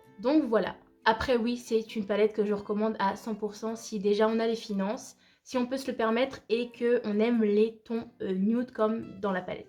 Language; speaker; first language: French; native; French